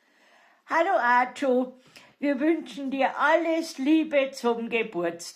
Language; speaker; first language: German; native; German